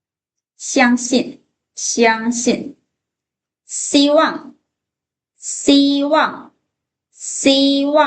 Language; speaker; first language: Chinese; non-native, fluent; Lao